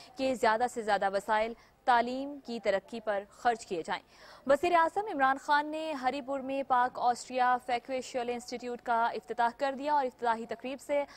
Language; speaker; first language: Urdu; native; Urdu